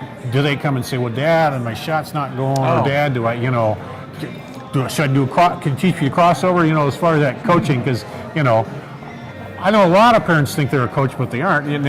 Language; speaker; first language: English; native; English